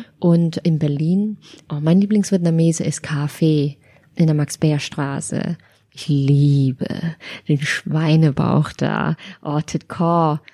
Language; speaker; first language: German; native; German